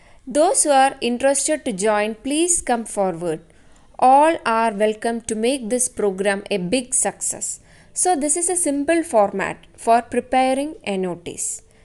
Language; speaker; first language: English; non-native, local second language; Malayalam